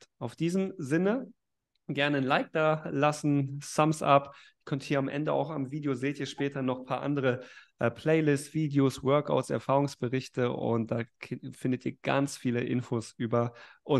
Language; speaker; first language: German; native; German